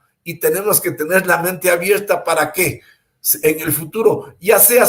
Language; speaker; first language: Spanish; native; Spanish